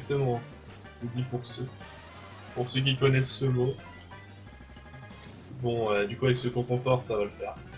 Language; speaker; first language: French; native; French